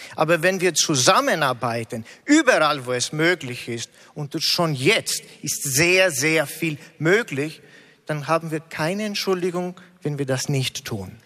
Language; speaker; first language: German; non-native, fluent; Greek